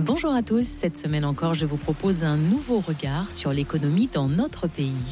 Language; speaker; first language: French; native; French